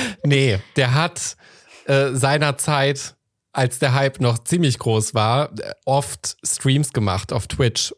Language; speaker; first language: German; native; German